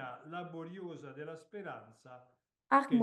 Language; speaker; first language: Italian; native; Italian